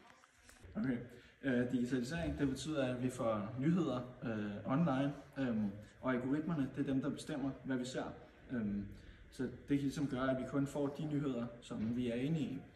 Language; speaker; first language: Danish; native; Danish